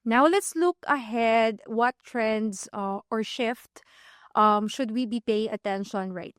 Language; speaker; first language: English; non-native, local second language; Filipino